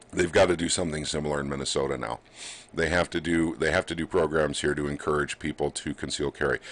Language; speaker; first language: English; native; English